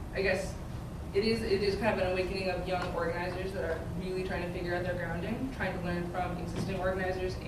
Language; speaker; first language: English; native; English